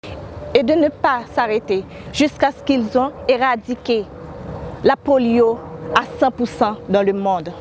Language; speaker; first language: French; non-native, local second language; Haitian Creole